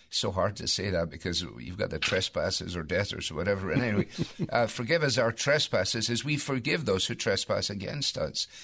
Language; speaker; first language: English; native; English